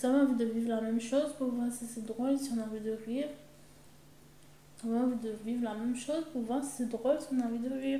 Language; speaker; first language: French; native; French